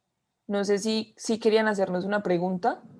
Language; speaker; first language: Spanish; native; Spanish